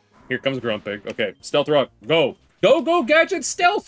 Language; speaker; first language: English; native; English